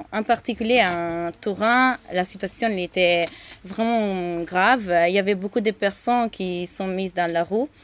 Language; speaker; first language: French; non-native, learner; Italian